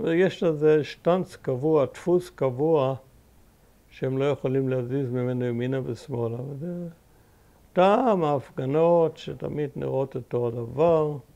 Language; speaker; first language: Hebrew; early bilingual, other home language; German